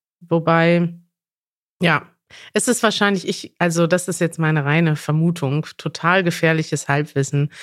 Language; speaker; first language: German; native; German